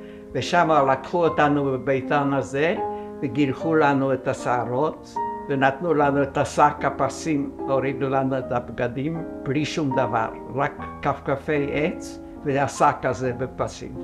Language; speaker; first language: Hebrew; non-native, fluent; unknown